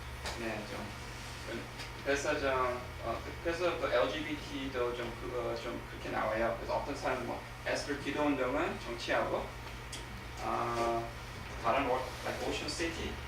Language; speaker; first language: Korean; early bilingual, heritage; English